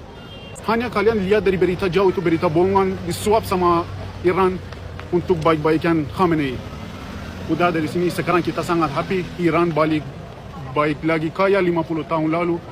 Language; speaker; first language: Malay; non-native, fluent; Persian